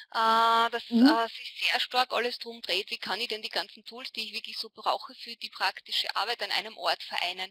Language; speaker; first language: German; native; German